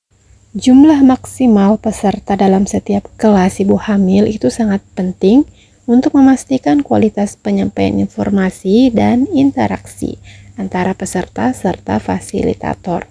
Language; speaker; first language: Indonesian; native; Indonesian